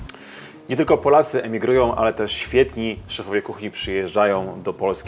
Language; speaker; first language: Polish; native; Polish